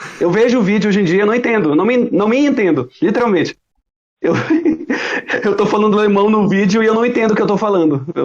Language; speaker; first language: Portuguese; early bilingual, other home language; German